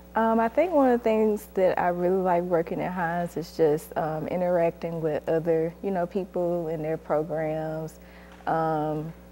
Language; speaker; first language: English; native; English